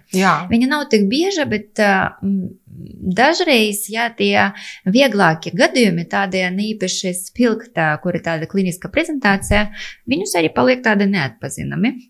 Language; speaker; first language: Latvian; non-native, local second language; Russian